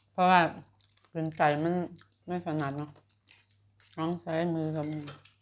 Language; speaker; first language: Thai; native; Thai